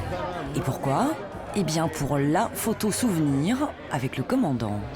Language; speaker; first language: French; native; French